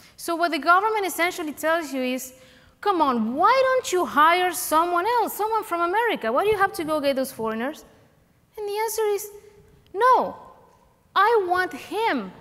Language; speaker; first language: English; non-native, fluent; Spanish